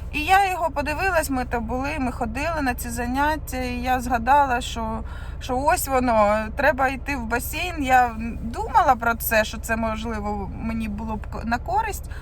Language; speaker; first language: Ukrainian; non-native, local second language; Russian